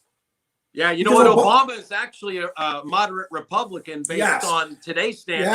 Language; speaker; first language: English; native; English